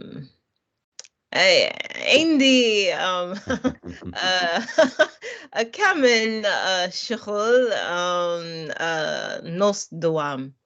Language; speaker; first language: Arabic; non-native, learner; English